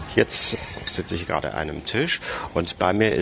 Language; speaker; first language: German; native; German